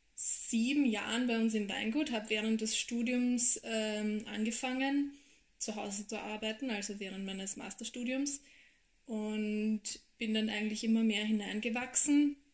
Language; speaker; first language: German; native; German